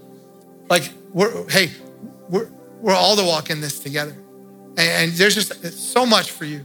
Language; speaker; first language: English; native; English